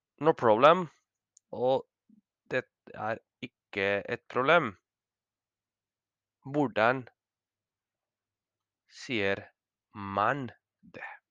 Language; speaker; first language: Norwegian; non-native, fluent; Spanish